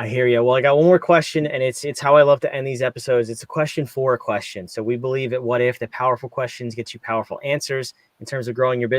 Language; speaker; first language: English; native; English